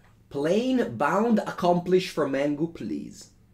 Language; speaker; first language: English; non-native, fluent; Italian